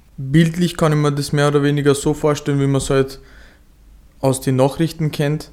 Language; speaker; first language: German; native; German